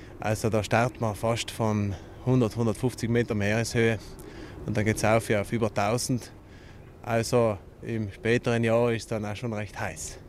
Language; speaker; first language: German; native; German